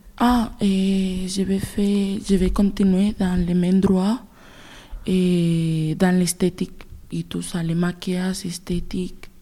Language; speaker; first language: French; non-native, learner; Spanish